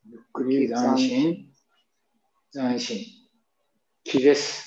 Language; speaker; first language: Japanese; native; Japanese